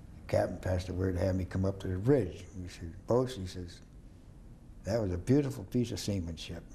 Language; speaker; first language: English; native; English